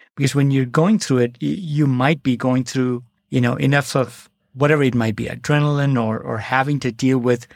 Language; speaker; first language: English; non-native, local second language; Malayalam